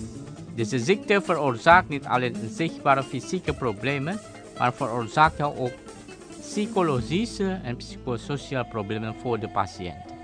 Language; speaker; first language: Dutch; non-native, learner; Indonesian